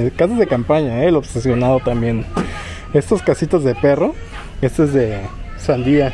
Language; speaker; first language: Spanish; native; Spanish